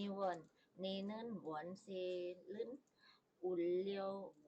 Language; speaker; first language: Korean; non-native, learner; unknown